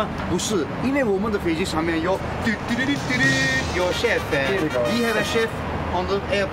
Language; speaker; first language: Chinese; non-native, fluent; Turkish